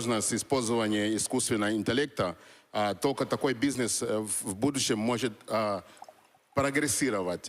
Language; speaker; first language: Russian; non-native, fluent; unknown